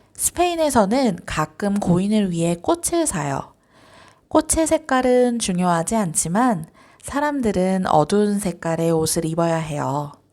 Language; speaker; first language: Korean; non-native, fluent; Spanish